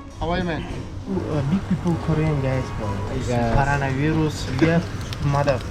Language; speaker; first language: English; non-native, learner; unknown